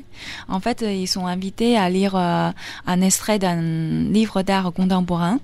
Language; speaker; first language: French; non-native, fluent; Chinese